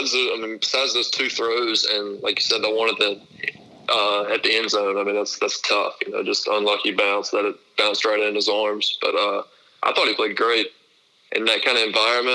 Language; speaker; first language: English; native; English